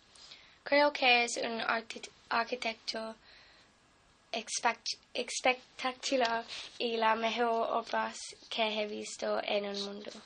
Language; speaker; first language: Spanish; non-native, fluent; English